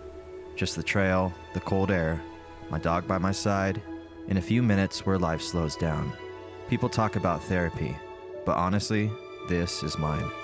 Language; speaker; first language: English; native; English